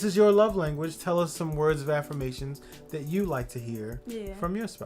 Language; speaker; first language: English; native; English